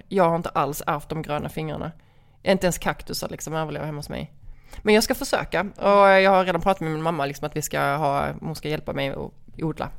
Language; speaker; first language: Swedish; native; Swedish